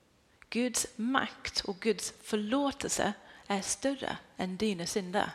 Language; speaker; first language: Swedish; non-native, fluent; English